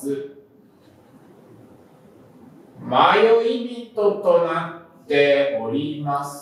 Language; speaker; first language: Japanese; early bilingual, other home language; Russian